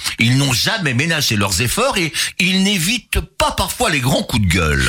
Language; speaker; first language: French; native; French